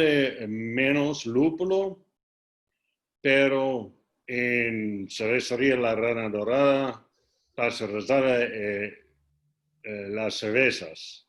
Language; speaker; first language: Spanish; non-native, learner; English